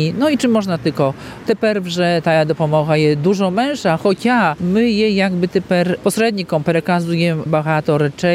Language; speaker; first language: Polish; non-native, local second language; Ukrainian